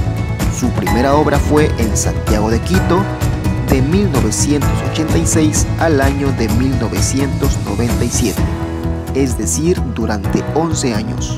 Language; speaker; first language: Spanish; native; Spanish